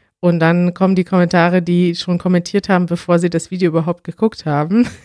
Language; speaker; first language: German; native; German